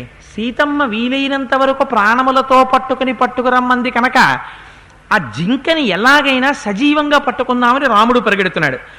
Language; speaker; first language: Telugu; native; Telugu